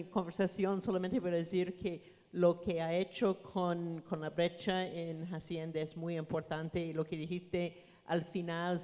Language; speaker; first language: Spanish; non-native, fluent; English